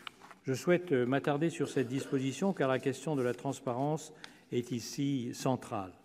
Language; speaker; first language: French; native; French